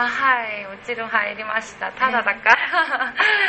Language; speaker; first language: Japanese; non-native, learner; Korean